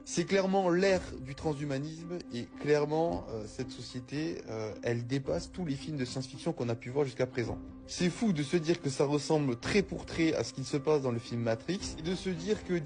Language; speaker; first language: French; native; French